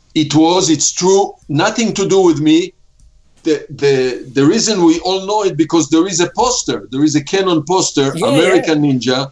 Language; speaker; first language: English; non-native, fluent; Hebrew